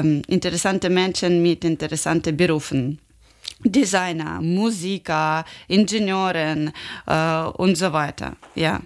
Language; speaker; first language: German; non-native, learner; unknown